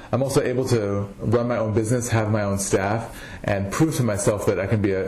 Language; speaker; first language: English; native; English